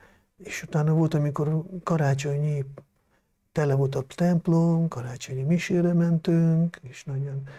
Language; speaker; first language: Hungarian; non-native, local second language; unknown